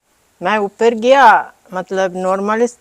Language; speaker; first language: Hindi; non-native, learner; Italian